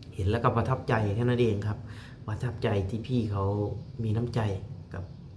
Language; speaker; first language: Thai; native; Thai